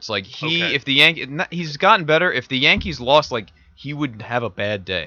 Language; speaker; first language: English; native; English